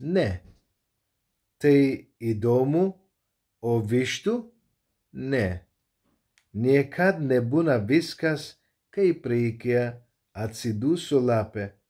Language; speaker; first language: Lithuanian; non-native, learner; Turkish